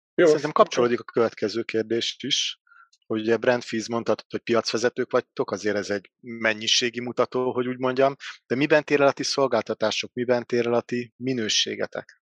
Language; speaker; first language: Hungarian; native; Hungarian